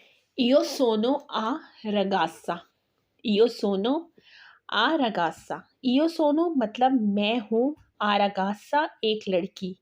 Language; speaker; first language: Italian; non-native, learner; Urdu